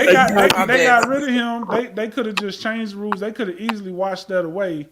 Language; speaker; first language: English; native; English